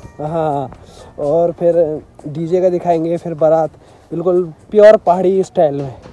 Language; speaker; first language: Hindi; native; Hindi